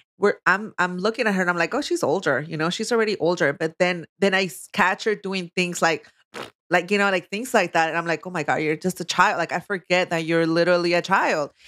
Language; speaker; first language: English; non-native, fluent; Spanish